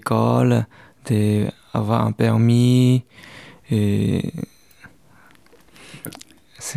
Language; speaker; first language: French; non-native, learner; Chinese